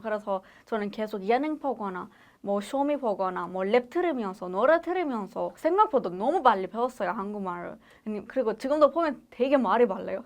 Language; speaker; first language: Korean; non-native, fluent; Persian